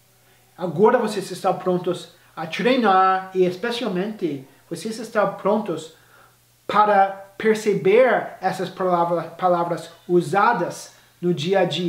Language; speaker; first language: Portuguese; non-native, fluent; English